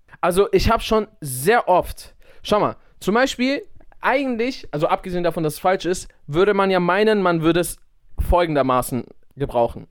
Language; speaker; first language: German; native; German